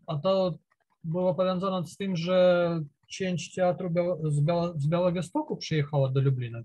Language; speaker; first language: Polish; non-native, learner; Ukrainian